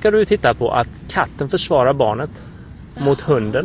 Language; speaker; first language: Swedish; native; Swedish